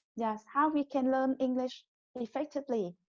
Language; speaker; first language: English; non-native, learner; Vietnamese